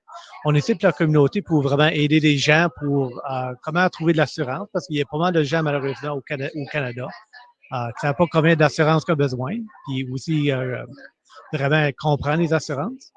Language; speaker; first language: French; native; French